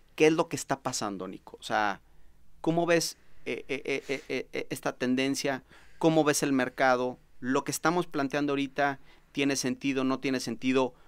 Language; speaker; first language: Spanish; native; Spanish